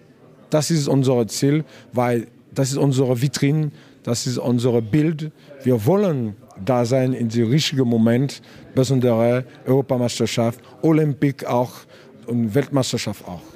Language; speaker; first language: German; non-native, learner; French